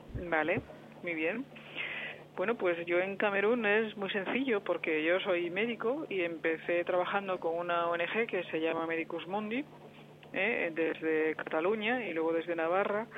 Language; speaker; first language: Spanish; native; Spanish